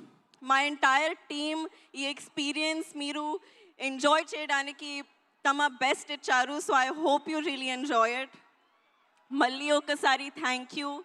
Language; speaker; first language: Telugu; non-native, learner; Hindi